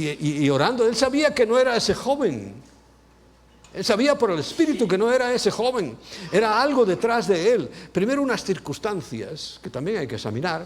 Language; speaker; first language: Spanish; native; Spanish